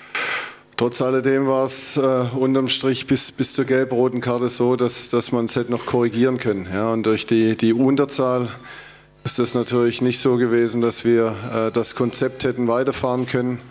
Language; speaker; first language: German; native; German